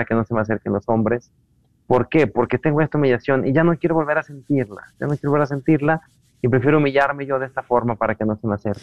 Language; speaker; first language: Spanish; native; Spanish